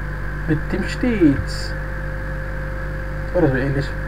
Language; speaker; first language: German; native; German